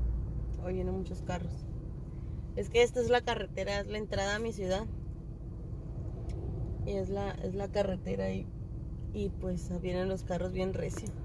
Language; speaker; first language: Spanish; native; Spanish